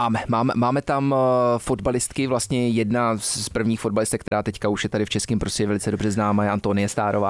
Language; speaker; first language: Czech; early bilingual, heritage; Czech